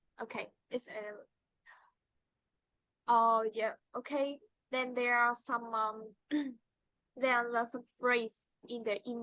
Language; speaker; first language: English; non-native, fluent; Vietnamese